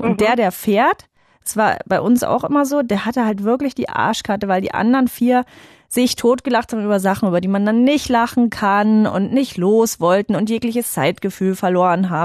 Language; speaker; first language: German; native; German